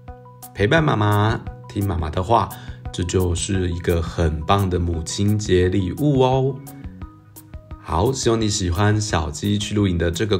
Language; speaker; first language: Chinese; native; Chinese